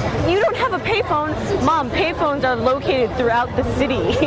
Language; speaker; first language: English; early bilingual, other home language; Chinese